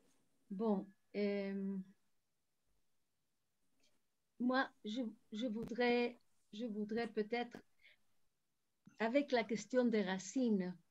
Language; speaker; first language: French; non-native, fluent; Spanish